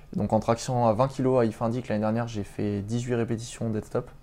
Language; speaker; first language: French; native; French